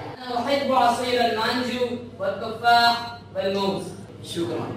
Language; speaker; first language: Arabic; non-native, learner; Urdu